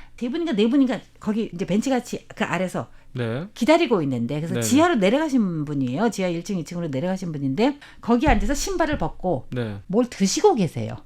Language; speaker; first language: Korean; non-native, fluent; Chinese